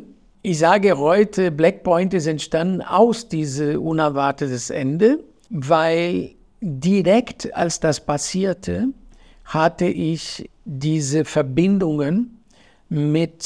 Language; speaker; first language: German; non-native, fluent; Portuguese